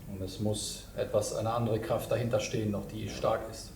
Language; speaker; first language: German; native; German